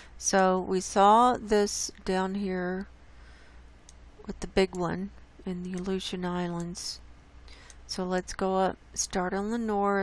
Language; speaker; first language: English; native; English